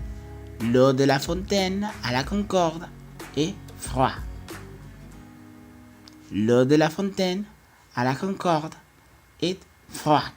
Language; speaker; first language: French; non-native, fluent; Spanish